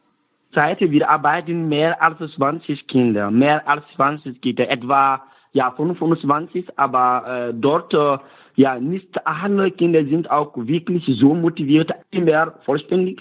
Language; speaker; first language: German; non-native, learner; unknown